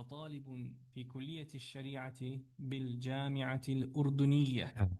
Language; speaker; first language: Arabic; non-native, fluent; Chechen